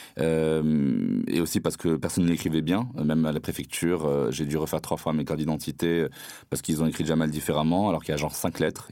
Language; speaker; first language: French; non-native, local second language; Arabic